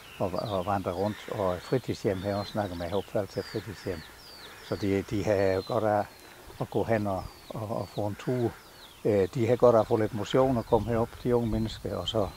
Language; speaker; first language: Danish; native; Danish